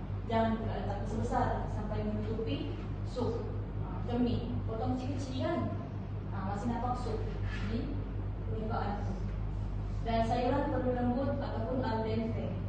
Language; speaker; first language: Malay; native; Malay